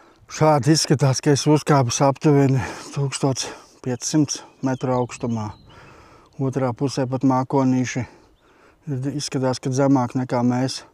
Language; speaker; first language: Latvian; native; Latvian